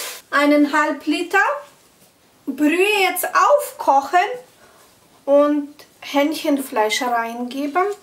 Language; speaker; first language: German; non-native, fluent; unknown